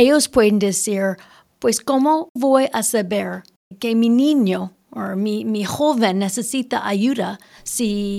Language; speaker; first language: Spanish; early bilingual, heritage; Spanish